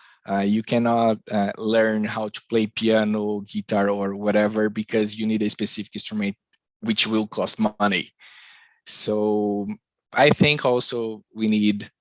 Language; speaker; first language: English; non-native, learner; Portuguese